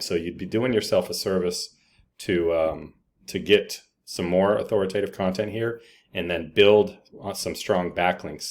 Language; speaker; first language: English; native; English